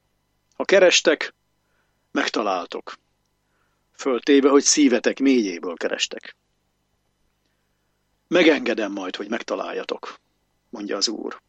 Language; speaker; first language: Hungarian; native; Hungarian